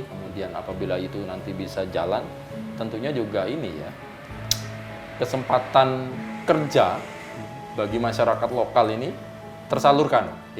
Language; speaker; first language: Indonesian; native; Indonesian